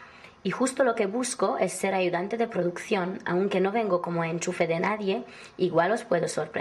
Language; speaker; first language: Spanish; non-native, fluent; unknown